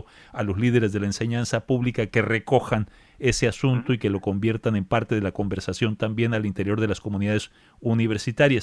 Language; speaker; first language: Spanish; native; Spanish